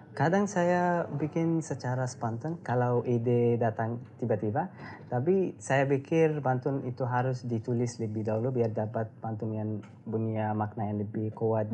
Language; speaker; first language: Indonesian; non-native, learner; Arabic